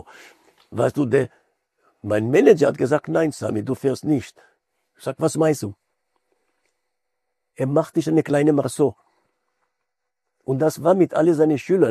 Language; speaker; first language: German; non-native, fluent; Hebrew